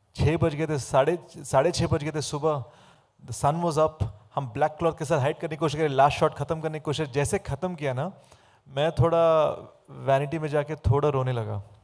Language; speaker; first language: Hindi; non-native, fluent; Telugu